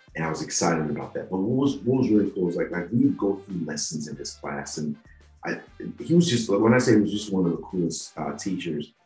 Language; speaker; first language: English; non-native, local second language; Yoruba